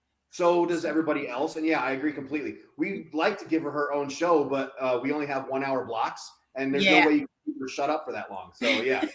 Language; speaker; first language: English; native; English